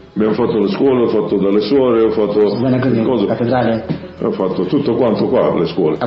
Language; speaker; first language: Italian; early bilingual, heritage; Italian